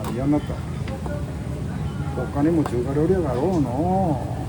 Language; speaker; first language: Japanese; native; Japanese